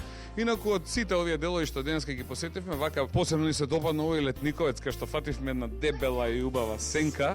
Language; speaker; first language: Macedonian; native; Macedonian